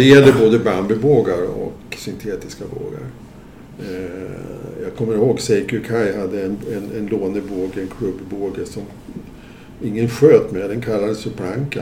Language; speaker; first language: Swedish; native; Swedish